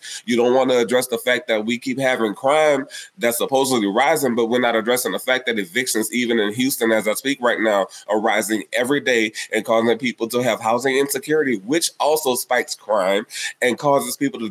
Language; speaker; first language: English; native; English